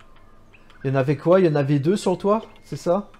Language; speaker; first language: French; native; French